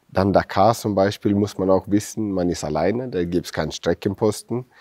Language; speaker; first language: German; non-native, fluent; Swedish